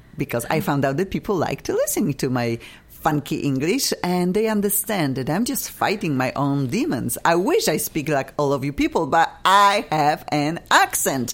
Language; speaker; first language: English; non-native, fluent; Polish